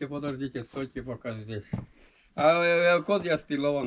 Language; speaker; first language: Russian; non-native, local second language; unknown